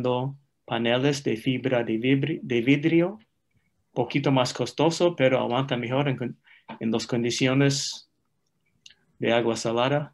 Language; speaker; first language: Spanish; non-native, fluent; English